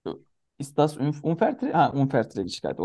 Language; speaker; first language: German; non-native, learner; Turkish